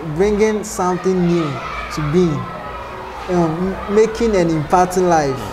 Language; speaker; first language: English; non-native, local second language; Akan